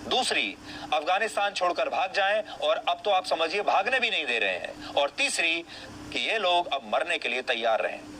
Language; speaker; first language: Hindi; native; Hindi